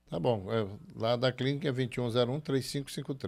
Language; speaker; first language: Portuguese; native; Portuguese